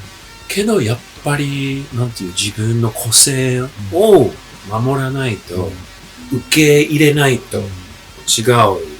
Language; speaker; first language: Japanese; non-native, fluent; English